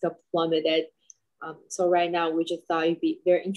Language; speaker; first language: English; non-native, fluent; Chinese